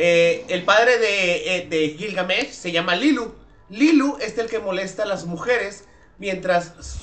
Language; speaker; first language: Spanish; native; Spanish